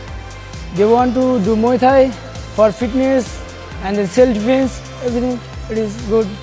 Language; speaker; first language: English; non-native, local second language; Nepali